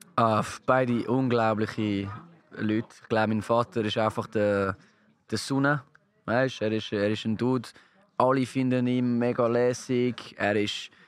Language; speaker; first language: German; non-native, local second language; French